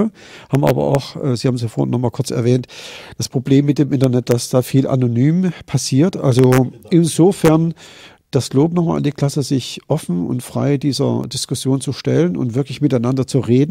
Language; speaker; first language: German; native; German